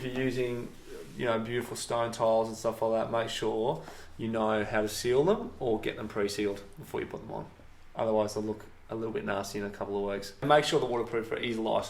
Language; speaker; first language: English; native; English